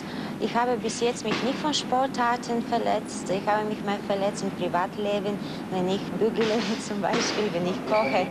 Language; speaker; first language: German; non-native, fluent; Bulgarian